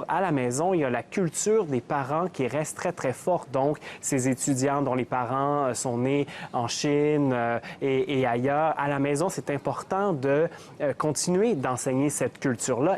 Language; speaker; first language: French; native; French